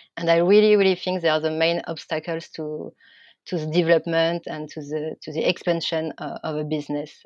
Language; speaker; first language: English; non-native, fluent; French